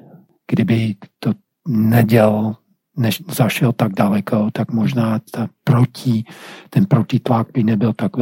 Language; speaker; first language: Czech; non-native, fluent; English